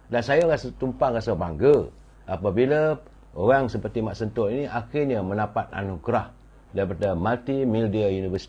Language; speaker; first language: Malay; native; Malay